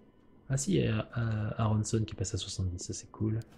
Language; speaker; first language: French; native; French